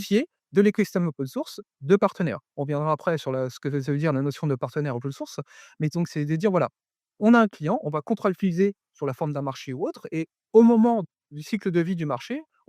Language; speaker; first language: French; native; French